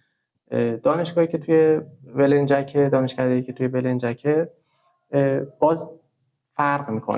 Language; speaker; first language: Persian; native; Persian